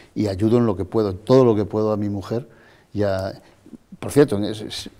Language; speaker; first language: Spanish; native; Spanish